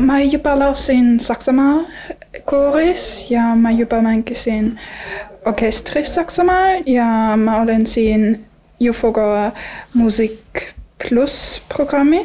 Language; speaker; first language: Estonian; non-native, learner; German